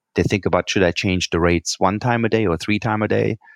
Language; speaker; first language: English; non-native, fluent; German